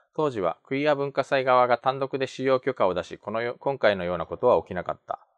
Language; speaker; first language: Japanese; native; Japanese